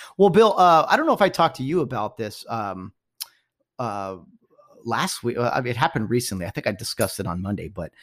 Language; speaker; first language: English; early bilingual, other home language; Dutch